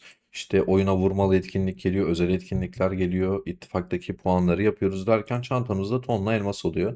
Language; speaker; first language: Turkish; native; Turkish